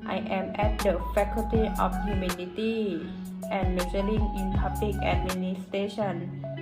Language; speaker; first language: English; non-native, fluent; Thai